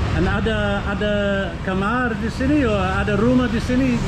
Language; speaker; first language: Indonesian; non-native, learner; English